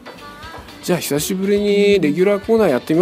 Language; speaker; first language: Japanese; native; Japanese